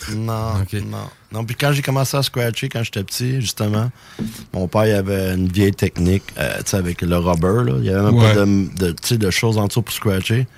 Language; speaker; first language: French; native; French